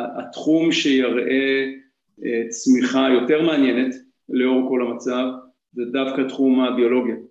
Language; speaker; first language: Hebrew; native; Hebrew